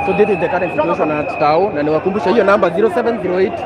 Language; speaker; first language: English; non-native, local second language; Swahili